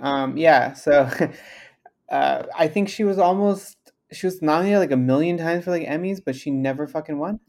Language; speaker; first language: English; early bilingual, other home language; Spanish